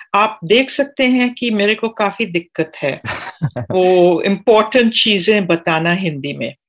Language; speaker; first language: Hindi; non-native, fluent; English